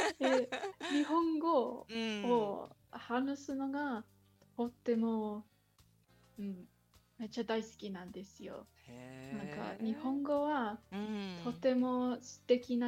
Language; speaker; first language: Japanese; non-native, fluent; English